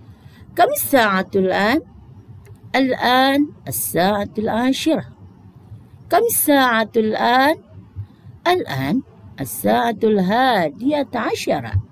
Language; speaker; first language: Arabic; non-native, fluent; Indonesian